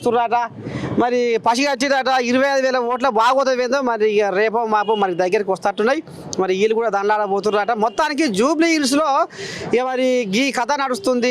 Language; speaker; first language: Telugu; native; Telugu